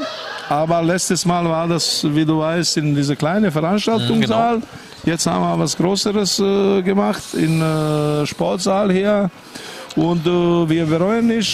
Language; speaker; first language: German; non-native, fluent; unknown